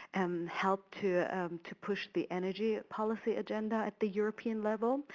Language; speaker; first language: English; non-native, fluent; German